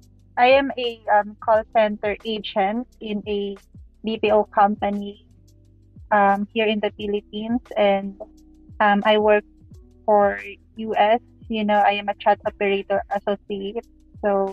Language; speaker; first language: English; non-native, local second language; Filipino